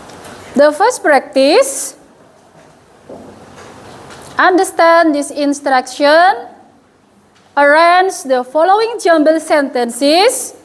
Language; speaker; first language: English; non-native, fluent; Indonesian